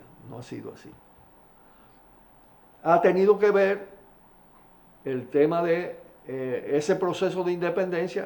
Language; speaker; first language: Spanish; native; Spanish